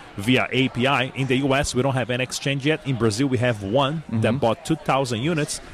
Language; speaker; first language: English; non-native, fluent; Portuguese